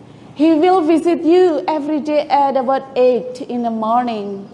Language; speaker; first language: English; non-native, fluent; Indonesian